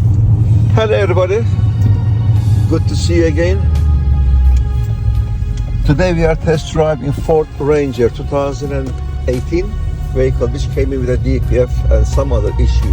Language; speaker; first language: English; non-native, fluent; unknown